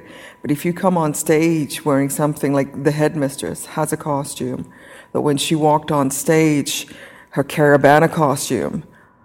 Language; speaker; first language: English; native; English